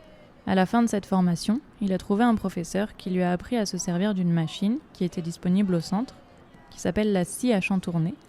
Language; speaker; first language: French; native; French